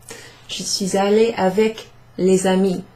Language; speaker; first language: French; non-native, fluent; English